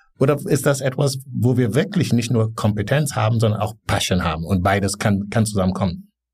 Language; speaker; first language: German; non-native, fluent; Wolof